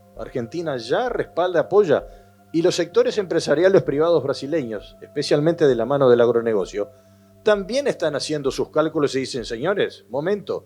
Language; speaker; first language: Spanish; native; Spanish